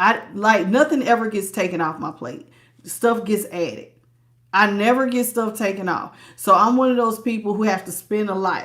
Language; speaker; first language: English; native; English